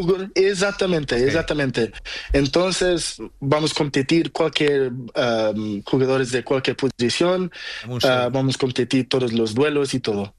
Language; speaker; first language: Spanish; non-native, learner; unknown